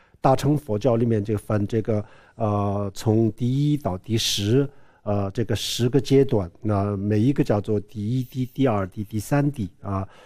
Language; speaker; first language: Chinese; non-native, local second language; Tibetan